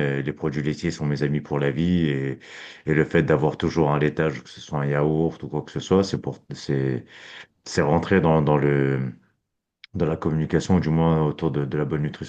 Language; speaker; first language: French; native; French